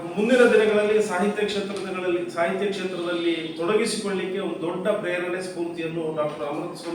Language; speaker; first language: Kannada; native; Kannada